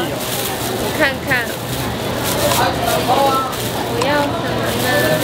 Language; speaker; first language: Chinese; non-native, fluent; Japanese